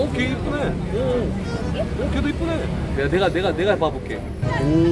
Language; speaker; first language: Korean; native; Korean